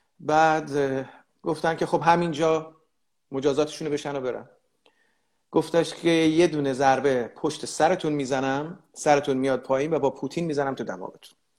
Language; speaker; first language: Persian; native; Persian